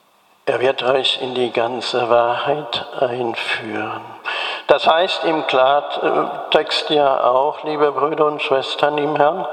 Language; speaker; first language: German; native; German